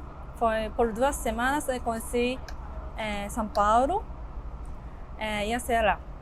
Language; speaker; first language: Portuguese; non-native, learner; Japanese